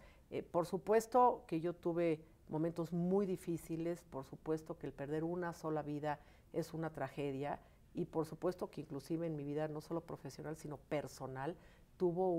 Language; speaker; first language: Spanish; native; Spanish